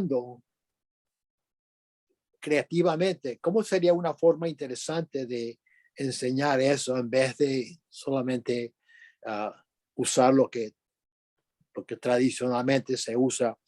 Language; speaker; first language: Spanish; early bilingual, other home language; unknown